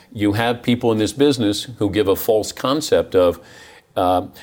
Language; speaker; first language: English; native; English